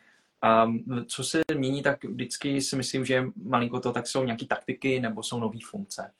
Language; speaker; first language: Czech; early bilingual, other home language; Vietnamese